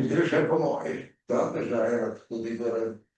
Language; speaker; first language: Portuguese; early bilingual, other home language; German